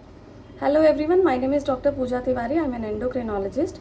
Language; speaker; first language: Hindi; native; Hindi